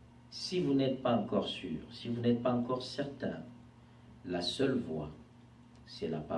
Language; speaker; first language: French; non-native, local second language; Lingala